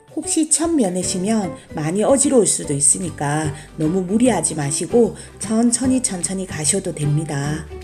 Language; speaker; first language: Korean; native; Korean